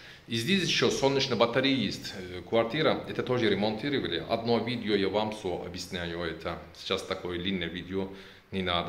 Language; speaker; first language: Russian; non-native, local second language; Turkish